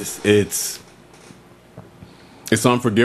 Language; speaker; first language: English; native; English